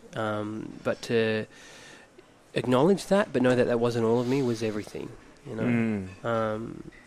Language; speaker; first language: English; native; English